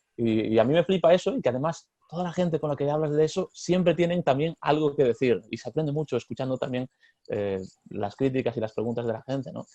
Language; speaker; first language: Spanish; native; Spanish